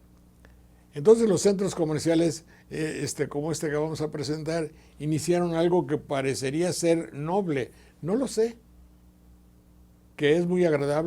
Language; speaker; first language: Spanish; native; Spanish